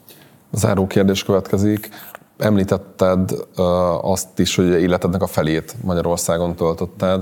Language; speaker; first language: Hungarian; native; Hungarian